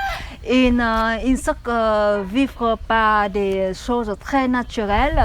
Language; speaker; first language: French; non-native, fluent; Vietnamese